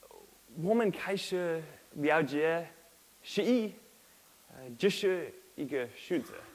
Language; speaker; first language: Chinese; non-native, learner; English